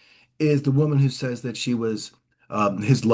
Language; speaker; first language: English; native; English